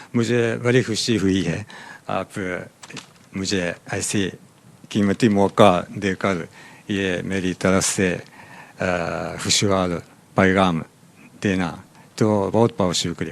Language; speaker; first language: Hindi; non-native, learner; Japanese